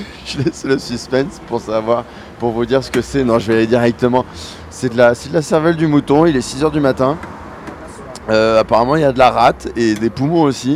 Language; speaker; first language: French; native; French